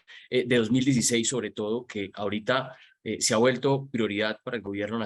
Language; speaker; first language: Spanish; native; Spanish